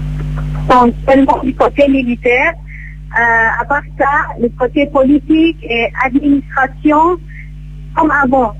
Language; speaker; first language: French; non-native, fluent; Kurdish